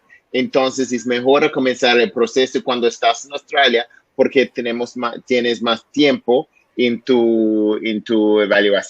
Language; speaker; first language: Spanish; non-native, learner; English